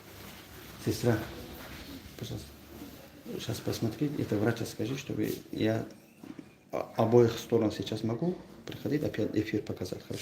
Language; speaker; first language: Russian; non-native, learner; Tajik